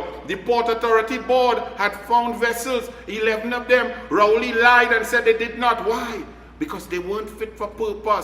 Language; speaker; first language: English; native; English